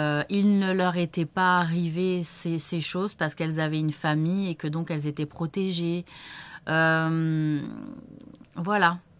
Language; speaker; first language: French; native; French